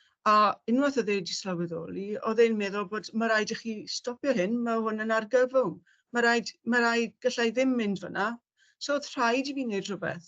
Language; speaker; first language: Welsh; native; Welsh